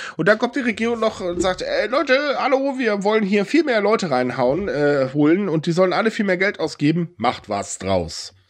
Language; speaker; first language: German; native; German